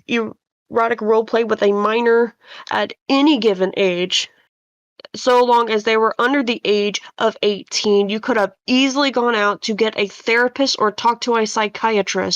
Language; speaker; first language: English; native; English